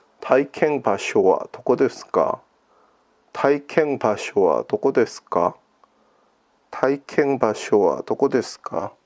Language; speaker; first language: Japanese; non-native, learner; Korean